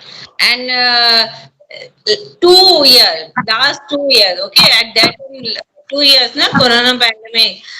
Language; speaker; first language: English; non-native, learner; Hindi